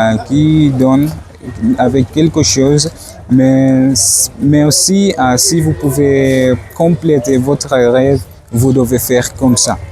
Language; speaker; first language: French; non-native, learner; Swahili